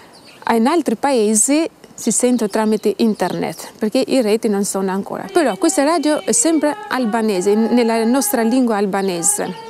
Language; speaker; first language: Italian; non-native, fluent; Albanian